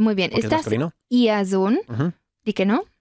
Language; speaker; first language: German; non-native, fluent; Spanish